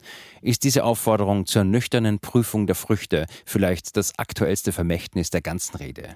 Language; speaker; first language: German; native; German